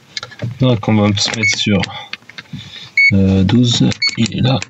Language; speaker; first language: French; native; French